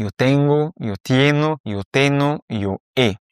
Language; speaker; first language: Spanish; non-native, fluent; French